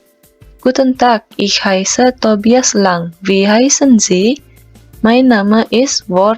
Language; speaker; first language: German; non-native, fluent; Indonesian